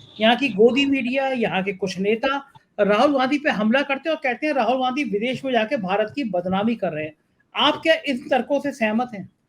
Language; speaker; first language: Hindi; native; Hindi